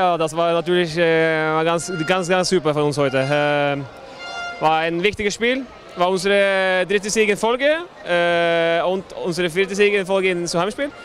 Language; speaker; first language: German; non-native, learner; Norwegian